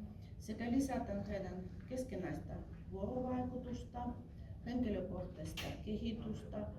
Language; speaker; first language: Finnish; non-native, fluent; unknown